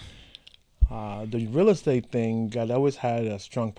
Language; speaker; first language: English; non-native, local second language; Yoruba